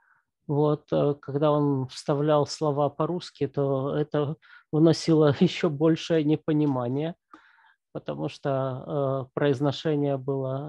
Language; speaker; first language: Russian; native; Russian